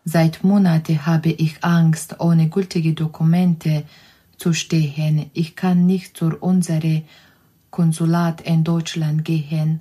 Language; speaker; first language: German; non-native, learner; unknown